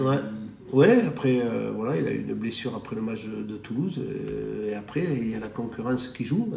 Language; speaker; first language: French; native; French